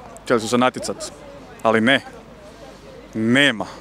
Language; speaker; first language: Croatian; native; Croatian